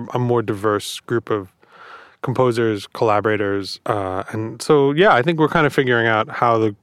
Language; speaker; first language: English; native; English